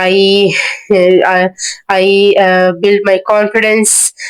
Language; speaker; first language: English; non-native, learner; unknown